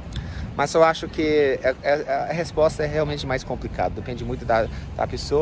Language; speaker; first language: Portuguese; non-native, fluent; English